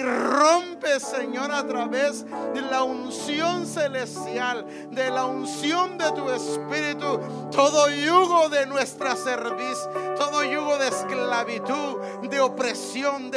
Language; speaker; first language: Spanish; native; Spanish